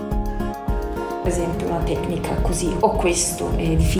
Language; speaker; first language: Italian; non-native, fluent; German